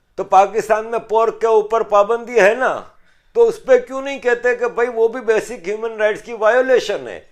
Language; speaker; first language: Urdu; native; Urdu